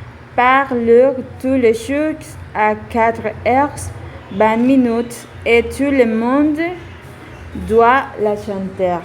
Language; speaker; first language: French; non-native, learner; Spanish